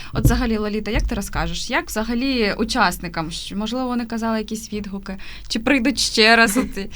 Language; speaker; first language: Ukrainian; native; Ukrainian